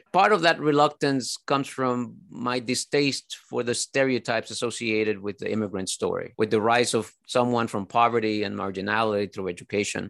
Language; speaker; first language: English; early bilingual, other home language; Spanish